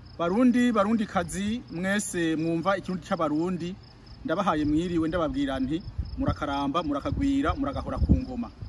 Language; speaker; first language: Rundi; native; Rundi